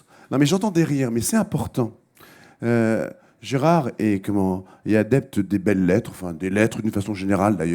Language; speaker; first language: French; native; French